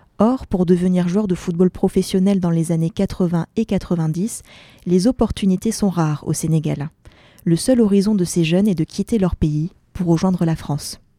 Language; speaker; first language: French; native; French